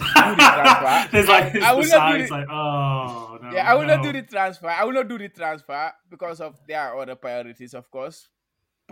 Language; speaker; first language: English; non-native, local second language; Wolof